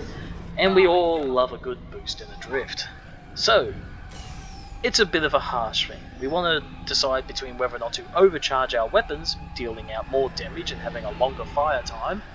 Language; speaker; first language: English; native; English